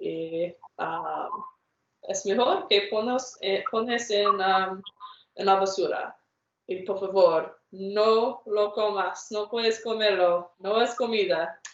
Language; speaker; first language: Spanish; non-native, fluent; English